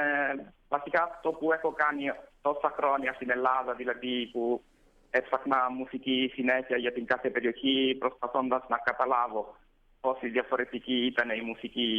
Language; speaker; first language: Greek; non-native, fluent; Italian